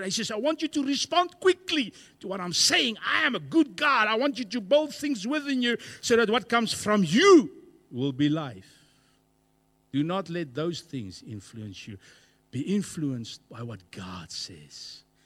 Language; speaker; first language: English; non-native, local second language; Afrikaans